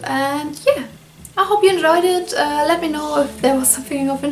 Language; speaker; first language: English; non-native, fluent; German